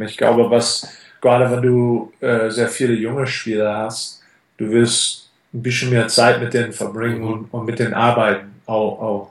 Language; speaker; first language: German; non-native, fluent; English